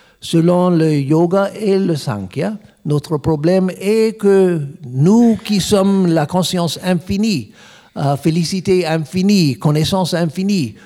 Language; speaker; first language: French; non-native, learner; English